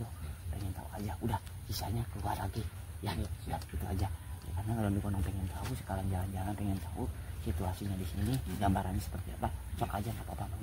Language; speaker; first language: Indonesian; native; Indonesian